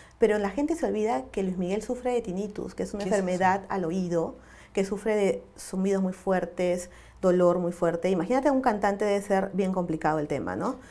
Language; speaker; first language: Spanish; native; Spanish